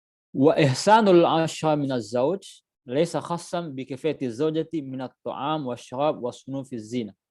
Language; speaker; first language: Arabic; non-native, fluent; Indonesian